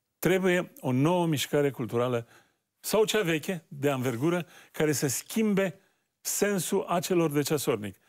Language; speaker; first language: Romanian; native; Romanian